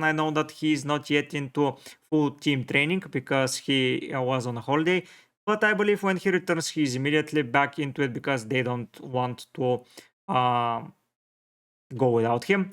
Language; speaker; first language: English; non-native, fluent; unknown